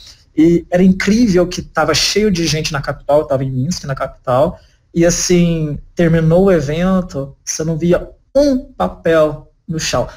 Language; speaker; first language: Portuguese; native; Portuguese